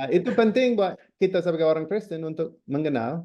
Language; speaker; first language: Indonesian; non-native, fluent; English